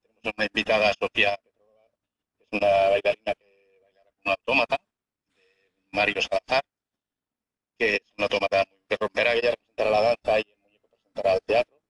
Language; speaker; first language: Spanish; native; Spanish